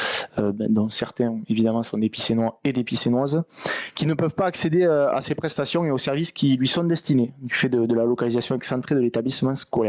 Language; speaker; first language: French; native; French